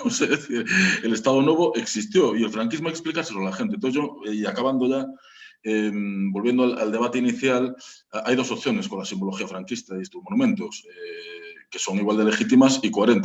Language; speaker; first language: Spanish; native; Spanish